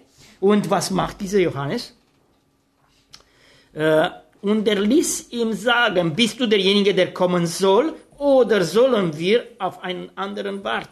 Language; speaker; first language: German; non-native, fluent; Romanian